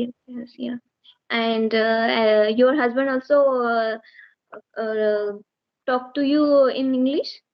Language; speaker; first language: English; non-native, learner; Marathi